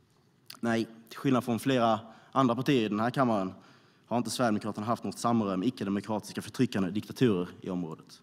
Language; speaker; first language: Swedish; native; Swedish